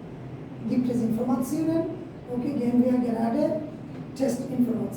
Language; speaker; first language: German; non-native, learner; Bangla